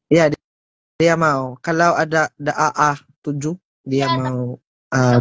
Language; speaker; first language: Indonesian; non-native, learner; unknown